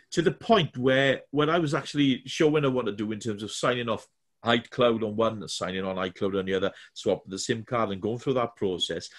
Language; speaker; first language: English; native; English